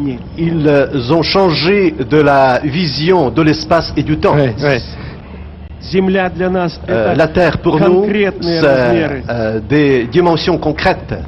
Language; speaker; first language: French; non-native, fluent; Russian